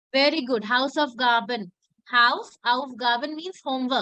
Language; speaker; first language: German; non-native, fluent; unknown